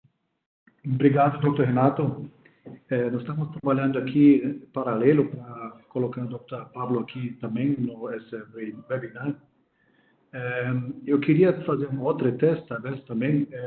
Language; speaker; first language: Portuguese; non-native, fluent; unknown